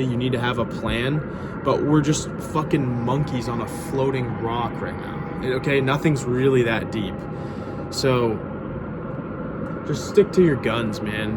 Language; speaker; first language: English; native; English